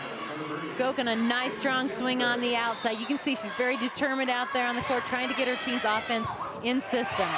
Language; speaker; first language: English; native; English